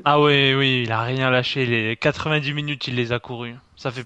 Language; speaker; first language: French; native; French